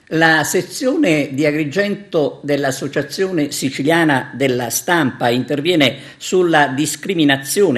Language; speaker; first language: Italian; native; Italian